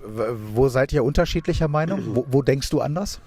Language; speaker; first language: German; native; German